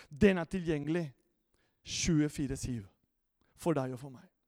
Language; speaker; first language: Norwegian; non-native, fluent; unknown